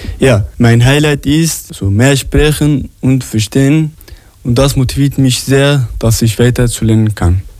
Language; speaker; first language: German; non-native, learner; Arabic